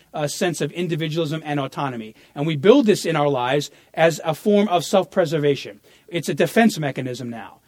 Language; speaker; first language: English; early bilingual, other home language; Italian